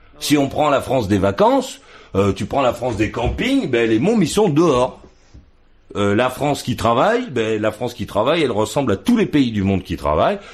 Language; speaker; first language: French; native; French